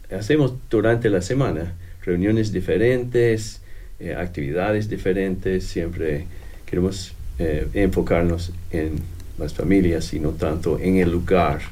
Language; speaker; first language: Spanish; non-native, fluent; English